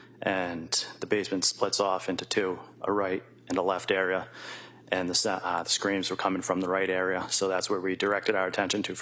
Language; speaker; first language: English; native; English